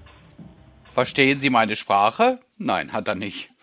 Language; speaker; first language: German; native; German